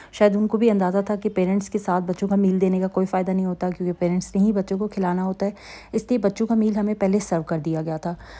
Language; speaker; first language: Urdu; native; Urdu